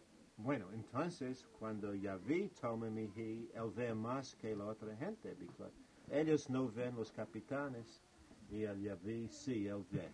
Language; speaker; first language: Spanish; non-native, fluent; English